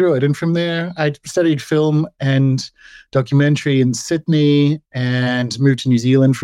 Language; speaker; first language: English; native; English